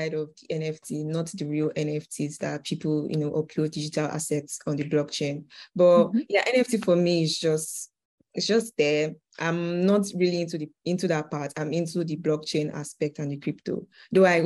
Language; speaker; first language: English; non-native, local second language; Yoruba